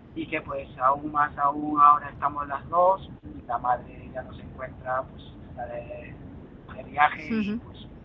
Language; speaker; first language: Spanish; native; Spanish